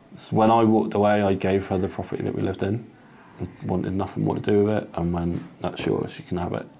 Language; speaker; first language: English; native; English